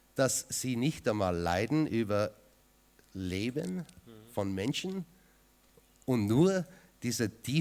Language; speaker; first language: German; non-native, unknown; English